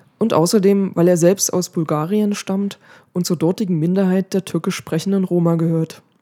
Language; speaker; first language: German; native; German